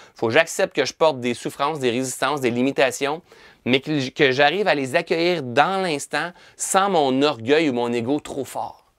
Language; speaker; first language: French; native; French